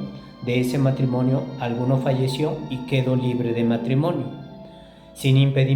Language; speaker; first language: Spanish; native; Spanish